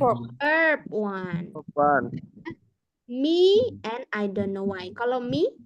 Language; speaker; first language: English; non-native, local second language; Indonesian